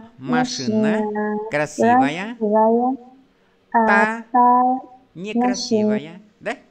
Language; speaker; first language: Russian; non-native, fluent; Vietnamese